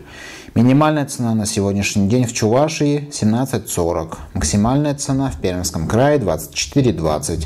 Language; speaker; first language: Russian; native; Russian